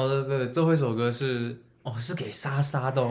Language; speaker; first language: Chinese; native; Chinese